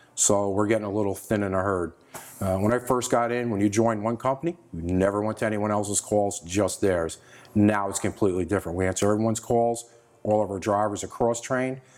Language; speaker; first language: English; native; English